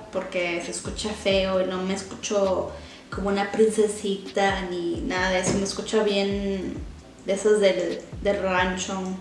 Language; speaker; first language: Spanish; early bilingual, heritage; Spanish